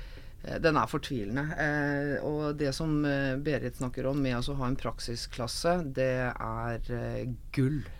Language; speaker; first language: Norwegian; native; Norwegian